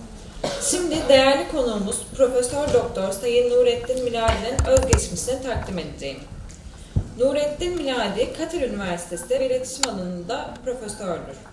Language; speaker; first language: Turkish; native; Turkish